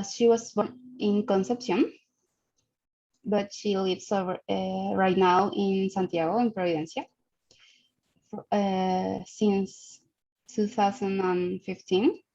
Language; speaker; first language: English; non-native, learner; Spanish